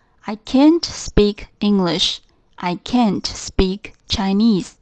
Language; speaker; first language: English; non-native, fluent; Chinese